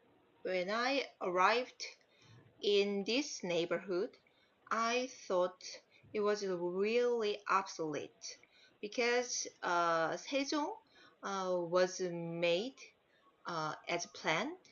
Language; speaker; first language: English; non-native, learner; Korean